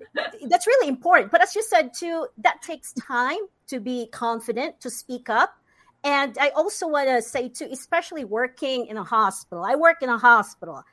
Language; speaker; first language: English; non-native, local second language; Cebuano